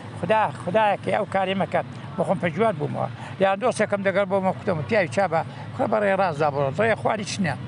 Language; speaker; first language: Central Kurdish; native; Central Kurdish